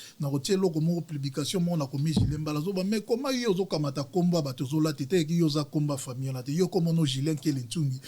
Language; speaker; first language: Lingala; native; Lingala